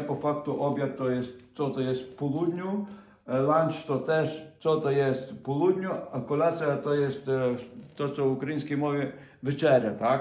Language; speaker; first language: Polish; non-native, fluent; Ukrainian